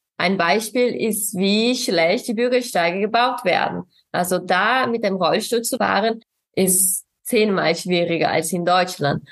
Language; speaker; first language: German; non-native, fluent; Portuguese